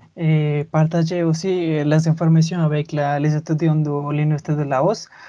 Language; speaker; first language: French; non-native, learner; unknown